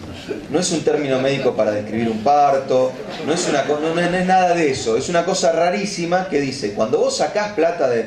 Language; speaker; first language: Spanish; native; Spanish